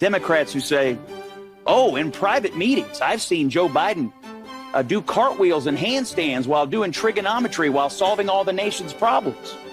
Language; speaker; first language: English; native; English